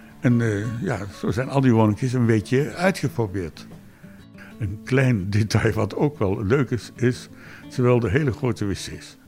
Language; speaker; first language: Dutch; native; Dutch